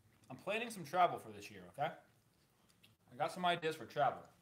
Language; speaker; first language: English; native; English